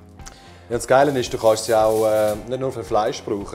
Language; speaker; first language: German; native; German